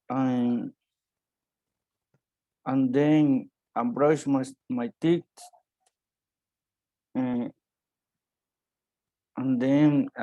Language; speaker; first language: English; non-native, learner; Spanish